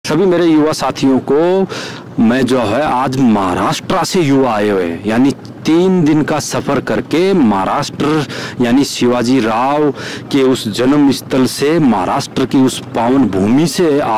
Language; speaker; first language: Hindi; native; Hindi